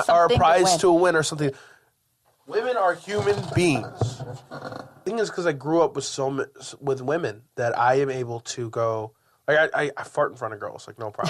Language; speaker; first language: English; native; English